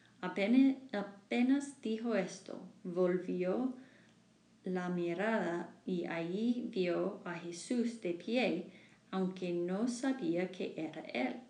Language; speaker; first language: Spanish; non-native, learner; English